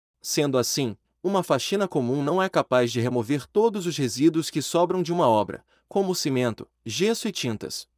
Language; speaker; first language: Portuguese; native; Portuguese